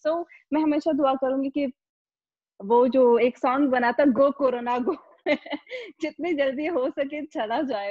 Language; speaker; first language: Hindi; non-native, fluent; Pashto